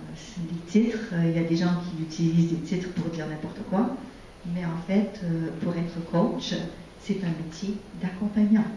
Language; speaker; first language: French; native; French